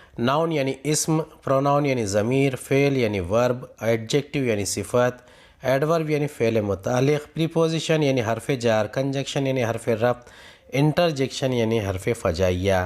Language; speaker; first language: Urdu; native; Urdu